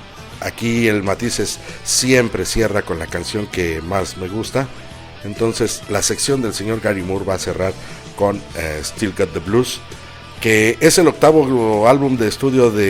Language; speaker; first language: Spanish; native; Spanish